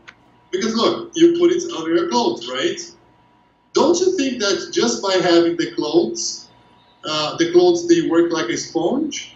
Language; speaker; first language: English; non-native, fluent; Portuguese